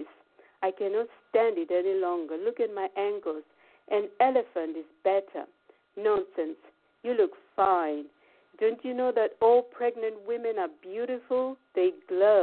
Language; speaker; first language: English; non-native, local second language; Shona